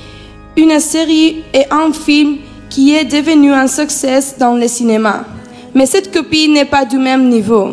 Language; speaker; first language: French; non-native, learner; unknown